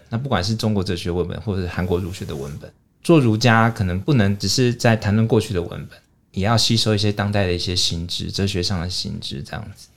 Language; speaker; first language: Chinese; native; Chinese